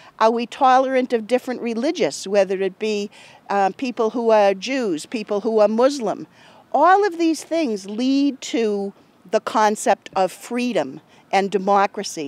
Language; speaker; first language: English; native; English